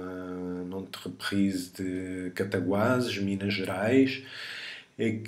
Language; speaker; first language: French; non-native, fluent; Portuguese